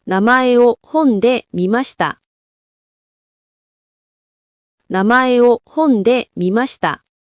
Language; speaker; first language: Japanese; non-native, fluent; Korean